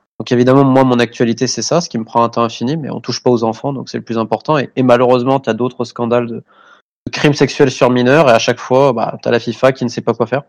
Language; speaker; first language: French; native; French